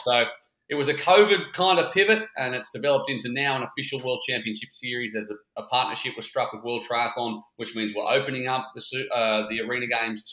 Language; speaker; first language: English; native; English